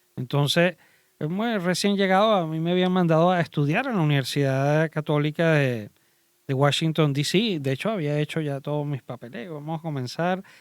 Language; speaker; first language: Spanish; native; Spanish